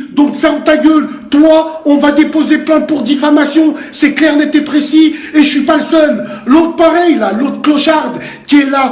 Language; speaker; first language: French; native; French